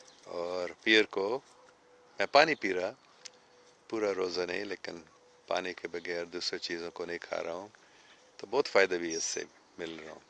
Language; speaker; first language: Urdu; non-native, fluent; English